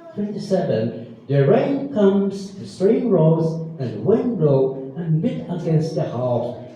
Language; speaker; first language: English; non-native, local second language; Filipino